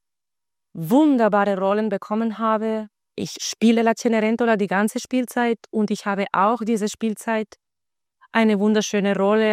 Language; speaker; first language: German; non-native, fluent; Spanish